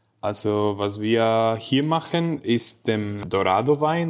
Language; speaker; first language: German; non-native, fluent; Spanish